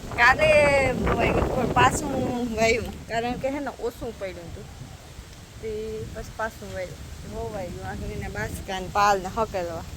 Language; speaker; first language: Gujarati; native; Gujarati